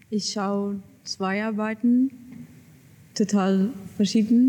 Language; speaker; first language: German; non-native, learner; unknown